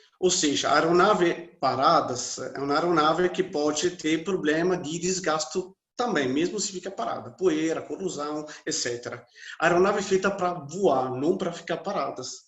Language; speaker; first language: Portuguese; non-native, fluent; Italian